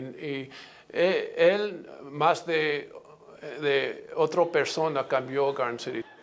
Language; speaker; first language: Spanish; non-native, learner; English